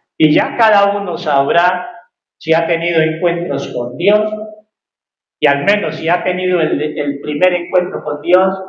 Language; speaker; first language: Spanish; native; Spanish